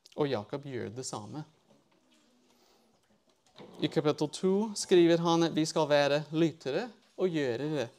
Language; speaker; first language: Norwegian; non-native, fluent; English